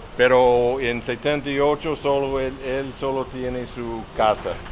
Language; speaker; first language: Spanish; non-native, learner; English